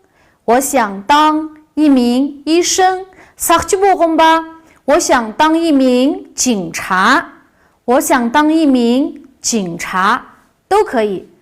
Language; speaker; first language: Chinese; non-native, local second language; Uyghur